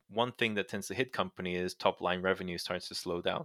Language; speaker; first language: English; non-native, fluent; Portuguese